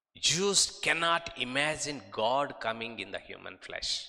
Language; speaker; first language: English; non-native, local second language; Telugu